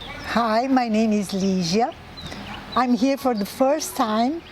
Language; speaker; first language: English; non-native, learner; Portuguese